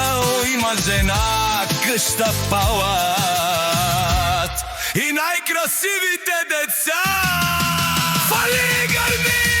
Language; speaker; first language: Bulgarian; non-native, local second language; Romany